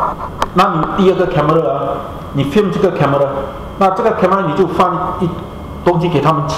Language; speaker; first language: Chinese; native; Chinese